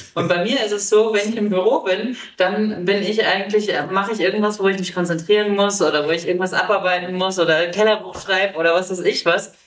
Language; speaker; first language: German; native; German